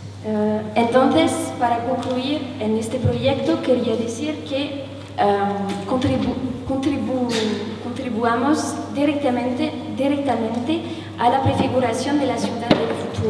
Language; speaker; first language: Spanish; non-native, learner; French